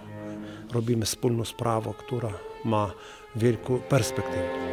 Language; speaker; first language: Polish; non-native, learner; Ukrainian